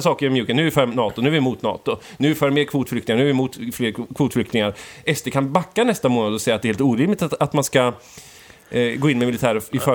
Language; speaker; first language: Swedish; native; Swedish